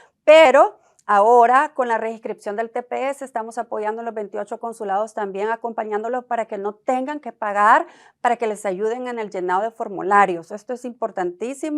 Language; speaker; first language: Spanish; native; Spanish